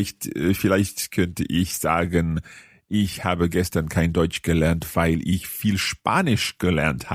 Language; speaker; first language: German; non-native, learner; English